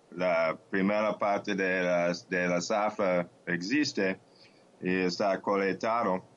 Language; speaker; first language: Portuguese; non-native, fluent; English